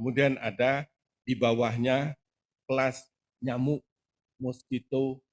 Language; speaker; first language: Indonesian; native; Indonesian